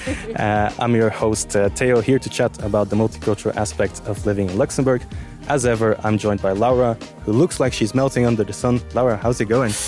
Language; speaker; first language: English; non-native, fluent; Bulgarian